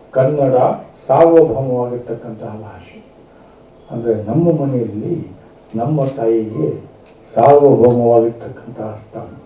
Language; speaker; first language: Kannada; native; Kannada